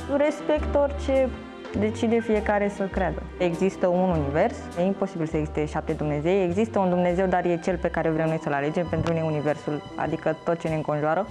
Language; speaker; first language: Romanian; non-native, fluent; Chinese